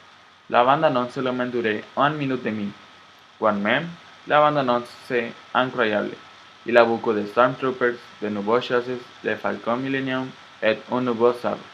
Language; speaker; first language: French; non-native, learner; Spanish